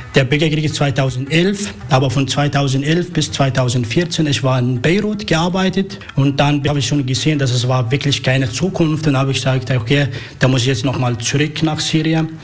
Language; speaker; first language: German; non-native, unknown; Arabic